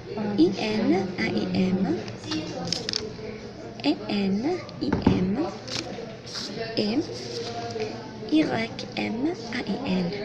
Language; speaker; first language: French; non-native, learner; Spanish